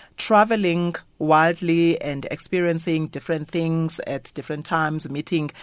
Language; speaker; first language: English; non-native, local second language; Xhosa